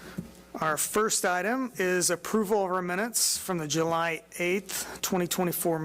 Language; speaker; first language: English; native; English